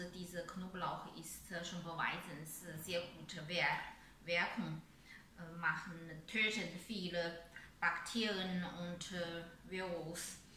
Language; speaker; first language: German; non-native, learner; Chinese